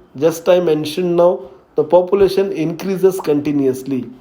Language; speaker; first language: English; non-native, local second language; Marathi